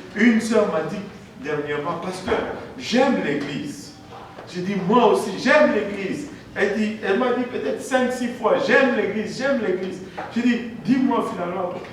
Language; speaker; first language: French; non-native, local second language; Swahili